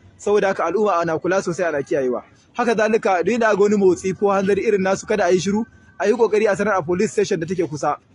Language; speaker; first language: Hausa; native; Hausa